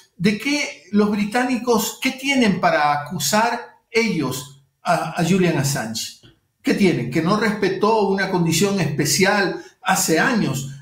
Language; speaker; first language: Spanish; native; Spanish